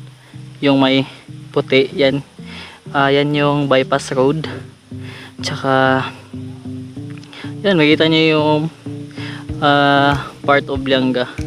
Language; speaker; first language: Filipino; non-native, local second language; Cebuano